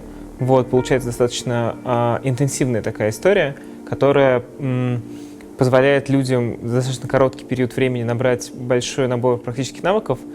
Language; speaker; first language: Russian; native; Russian